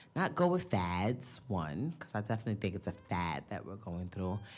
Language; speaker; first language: English; native; English